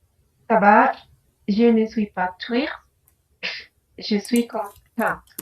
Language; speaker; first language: French; non-native, learner; Spanish